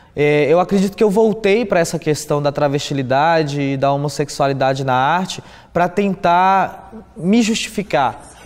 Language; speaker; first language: Portuguese; native; Portuguese